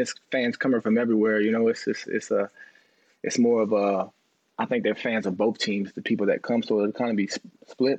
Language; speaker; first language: English; native; English